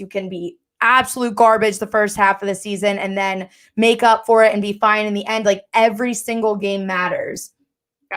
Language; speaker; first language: English; native; English